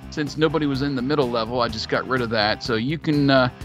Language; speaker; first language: English; native; English